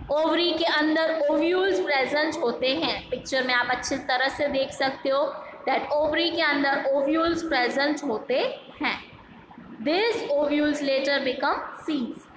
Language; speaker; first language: Hindi; non-native, local second language; Gujarati